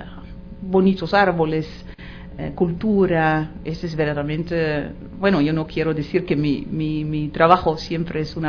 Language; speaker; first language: Spanish; non-native, fluent; Dutch